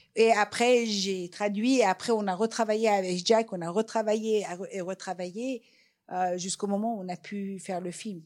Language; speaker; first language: French; non-native, fluent; Persian